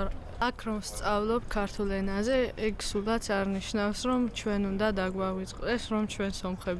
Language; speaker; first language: Georgian; non-native, local second language; Armenian